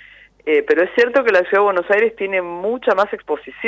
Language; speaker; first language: Spanish; native; Spanish